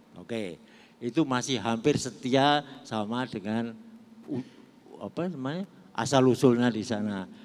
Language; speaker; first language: Indonesian; non-native, local second language; Javanese